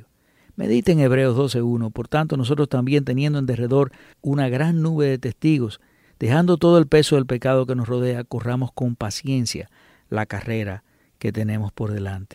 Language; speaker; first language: Spanish; native; Spanish